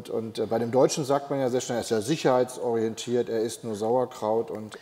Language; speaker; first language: German; native; German